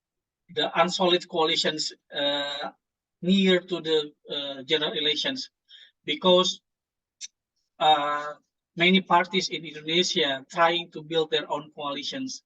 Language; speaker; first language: English; non-native, fluent; Indonesian